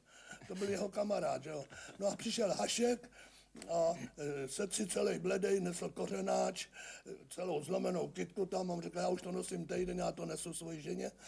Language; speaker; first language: Czech; native; Czech